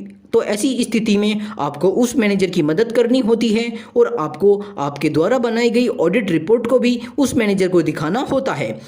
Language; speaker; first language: Hindi; native; Hindi